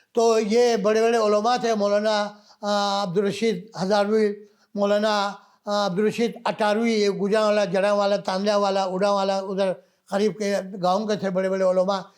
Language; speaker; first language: Urdu; non-native, local second language; Balti